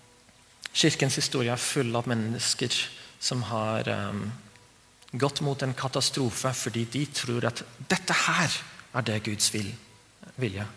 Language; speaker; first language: Norwegian; non-native, fluent; English